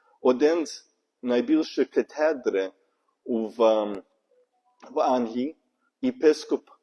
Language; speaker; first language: Ukrainian; non-native, learner; English